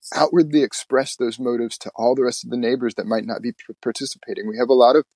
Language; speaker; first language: English; native; English